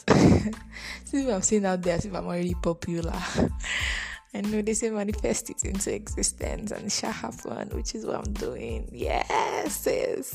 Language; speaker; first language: English; non-native, local second language; Bini